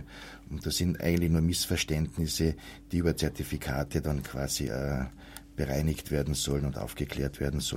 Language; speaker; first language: German; native; German